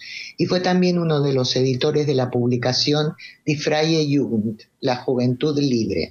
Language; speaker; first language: Spanish; native; Spanish